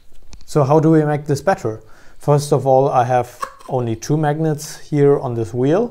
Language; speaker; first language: English; non-native, fluent; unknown